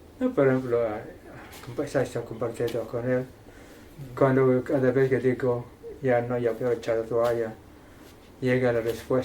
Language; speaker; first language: Spanish; non-native, fluent; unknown